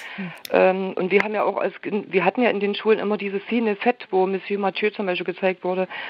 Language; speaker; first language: German; native; German